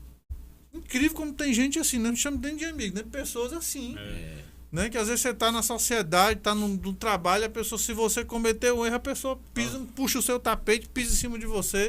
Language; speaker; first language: Portuguese; native; Portuguese